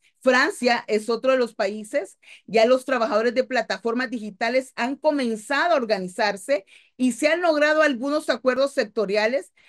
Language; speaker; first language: Spanish; native; Spanish